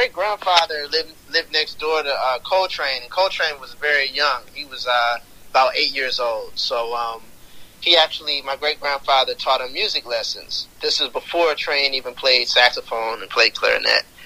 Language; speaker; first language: English; native; English